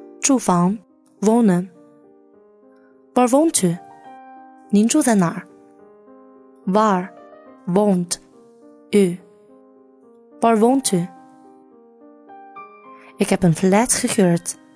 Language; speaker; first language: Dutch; non-native, learner; Chinese